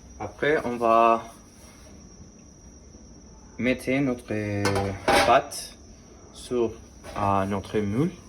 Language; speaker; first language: French; non-native, learner; Spanish